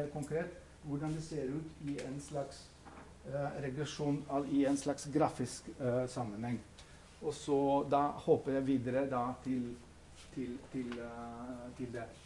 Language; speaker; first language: Norwegian; non-native, fluent; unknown